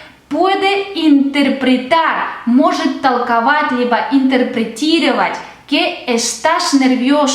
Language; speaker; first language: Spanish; non-native, fluent; Russian